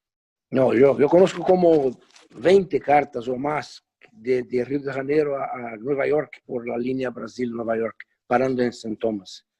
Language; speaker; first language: Spanish; non-native, fluent; Portuguese